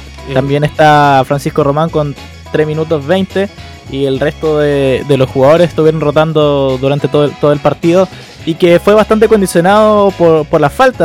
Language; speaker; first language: Spanish; native; Spanish